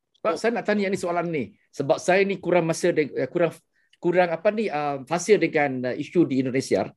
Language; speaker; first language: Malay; non-native, local second language; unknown